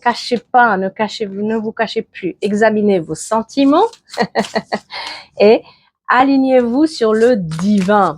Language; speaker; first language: French; native; French